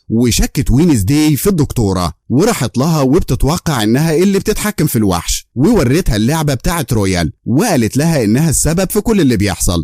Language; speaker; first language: Arabic; native; Arabic